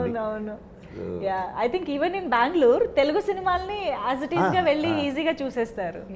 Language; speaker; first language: Telugu; native; Telugu